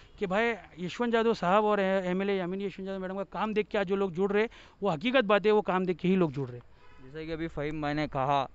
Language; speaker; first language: Hindi; native; Hindi